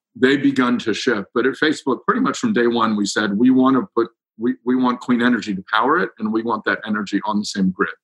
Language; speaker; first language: English; native; English